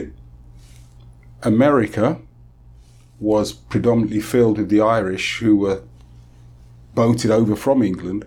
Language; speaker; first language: English; native; English